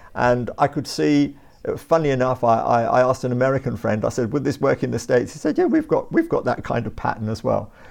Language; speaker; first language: English; native; English